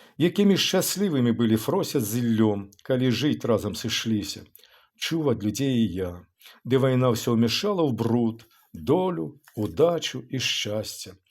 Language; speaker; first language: Belarusian; native; Belarusian